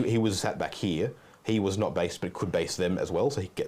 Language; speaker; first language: English; native; English